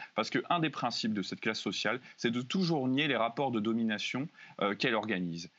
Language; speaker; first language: French; native; French